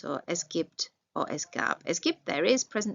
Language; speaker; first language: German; non-native, fluent; English